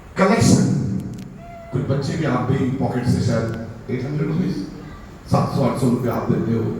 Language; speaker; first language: Hindi; non-native, local second language; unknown